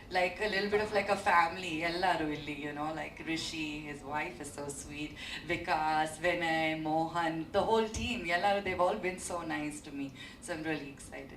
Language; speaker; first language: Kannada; early bilingual, heritage; English